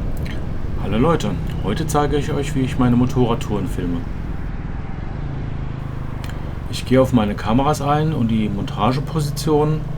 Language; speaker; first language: German; native; German